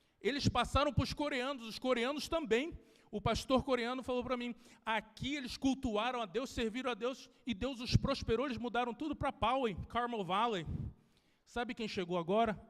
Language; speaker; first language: Portuguese; native; Portuguese